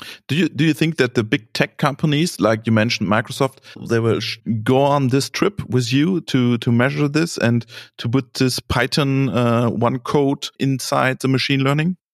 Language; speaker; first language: English; non-native, fluent; German